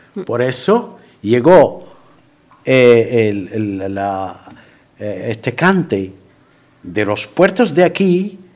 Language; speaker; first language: Spanish; non-native, fluent; Arabic